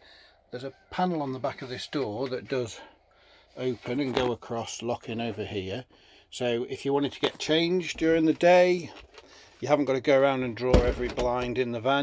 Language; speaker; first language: English; native; English